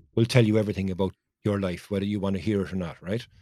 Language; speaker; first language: English; native; English